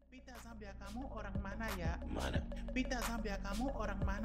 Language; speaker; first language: Indonesian; non-native, learner; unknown